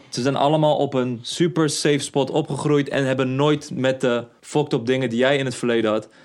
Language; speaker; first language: Dutch; native; Dutch